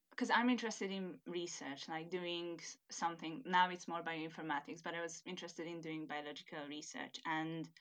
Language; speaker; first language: English; non-native, fluent; Hungarian